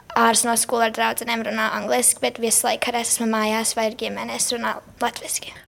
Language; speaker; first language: Latvian; early bilingual, heritage; English